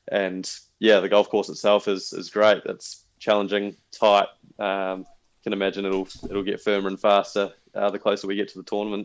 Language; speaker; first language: English; native; English